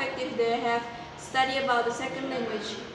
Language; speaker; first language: English; non-native, learner; Indonesian